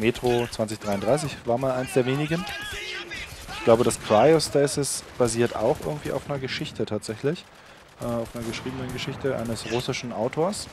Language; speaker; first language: German; native; German